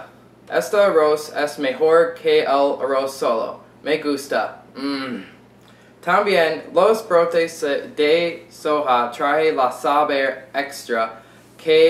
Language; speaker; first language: Spanish; non-native, learner; English